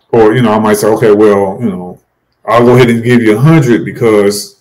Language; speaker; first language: English; native; English